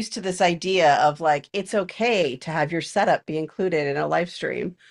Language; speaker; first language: English; native; English